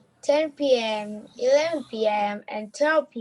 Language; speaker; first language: English; non-native, learner; Vietnamese